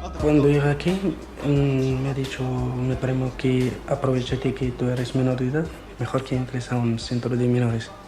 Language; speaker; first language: Spanish; non-native, fluent; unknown